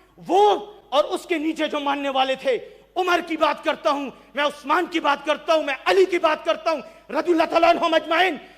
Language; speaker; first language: Urdu; non-native, local second language; Pashto